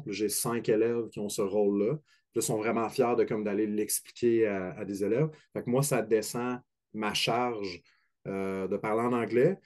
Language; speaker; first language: French; native; French